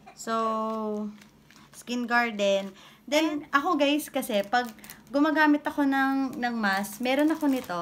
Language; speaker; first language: Filipino; native; Filipino